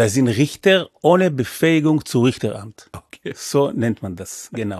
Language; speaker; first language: German; non-native, fluent; Hebrew